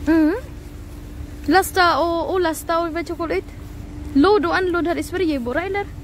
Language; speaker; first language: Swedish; non-native, learner; Filipino